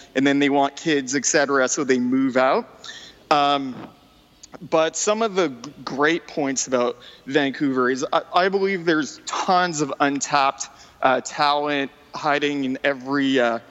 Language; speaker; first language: English; non-native, fluent; French